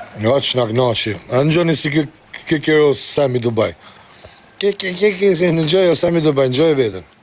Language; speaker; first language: Albanian; native; Albanian